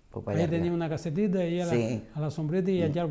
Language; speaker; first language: Spanish; native; Spanish